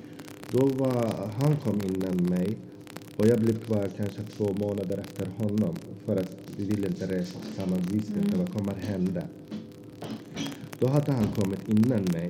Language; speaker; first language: Swedish; non-native, fluent; Azerbaijani